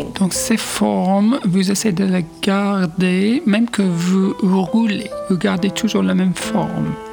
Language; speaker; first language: French; non-native, fluent; English